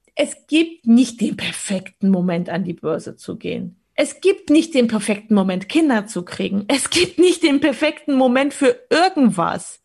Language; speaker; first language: German; early bilingual, other home language; Polish